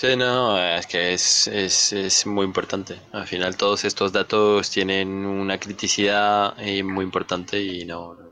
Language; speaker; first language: Spanish; non-native, fluent; French